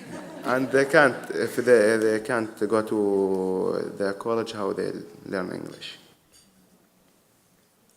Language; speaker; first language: English; non-native, learner; Arabic